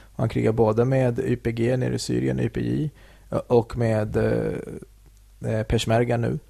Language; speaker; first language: Swedish; early bilingual, other home language; Kurdish